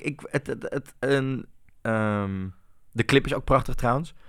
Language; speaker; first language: Dutch; native; Dutch